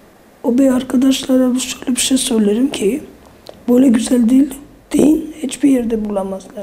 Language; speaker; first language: Turkish; non-native, fluent; Armenian